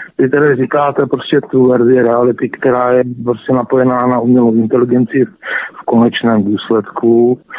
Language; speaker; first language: Czech; native; Czech